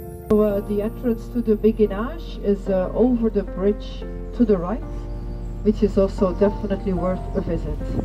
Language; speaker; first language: English; non-native, fluent; Dutch